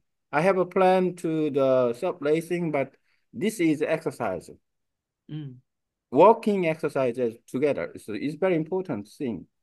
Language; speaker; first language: English; non-native, learner; Korean